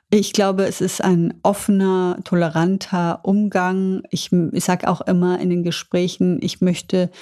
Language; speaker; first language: German; native; German